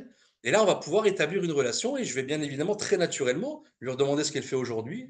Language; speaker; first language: French; native; French